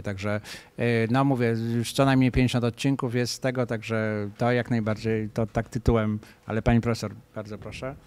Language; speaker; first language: Polish; native; Polish